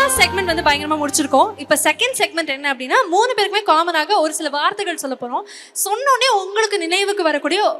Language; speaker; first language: Tamil; native; Tamil